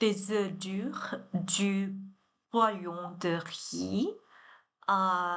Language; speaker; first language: French; non-native, learner; Chinese